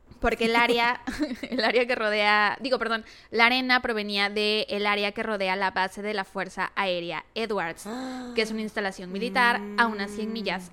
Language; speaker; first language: Spanish; native; Spanish